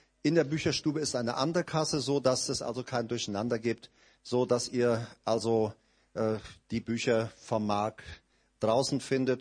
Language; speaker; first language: German; native; German